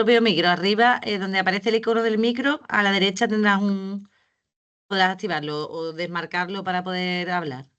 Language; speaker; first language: Spanish; native; Spanish